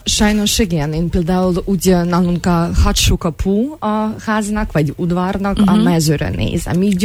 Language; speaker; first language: Hungarian; non-native, fluent; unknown